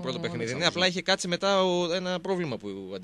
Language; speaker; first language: Greek; native; Greek